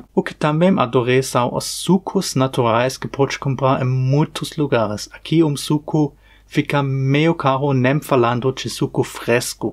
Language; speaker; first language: Portuguese; non-native, fluent; German